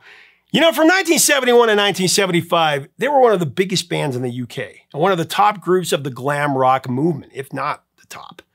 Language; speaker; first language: English; native; English